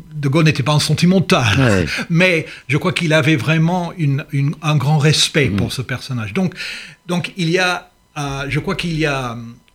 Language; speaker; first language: French; non-native, fluent; English